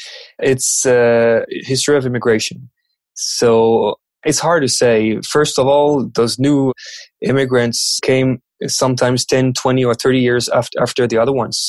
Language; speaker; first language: English; non-native, fluent; French